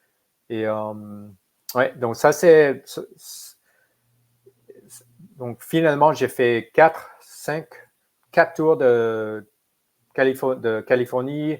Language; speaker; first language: French; non-native, fluent; English